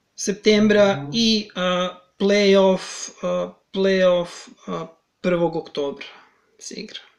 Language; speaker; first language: Serbian; native; Serbian